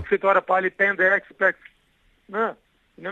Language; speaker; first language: Greek; non-native, learner; Portuguese